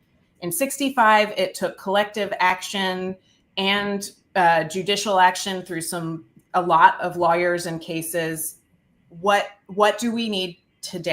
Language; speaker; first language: English; native; English